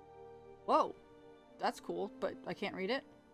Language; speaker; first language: English; native; English